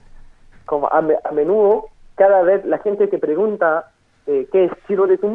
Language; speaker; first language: Spanish; non-native, fluent; French